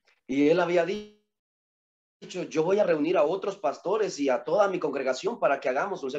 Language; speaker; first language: Spanish; native; Spanish